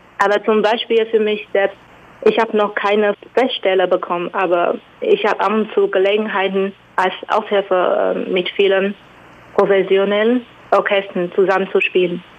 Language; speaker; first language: German; non-native, fluent; Chinese